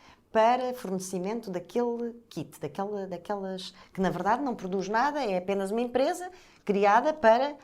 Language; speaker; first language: Portuguese; native; Portuguese